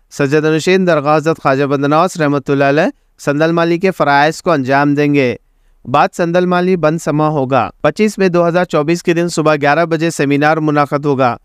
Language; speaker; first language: Hindi; non-native, local second language; Urdu